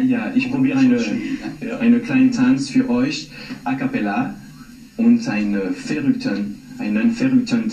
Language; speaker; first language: German; non-native, learner; French